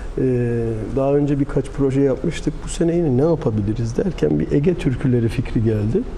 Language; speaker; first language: Turkish; early bilingual, heritage; Turkish